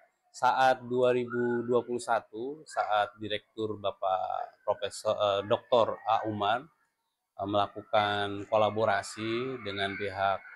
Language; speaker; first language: Indonesian; native; Indonesian